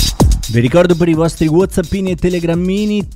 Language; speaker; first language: Italian; native; Italian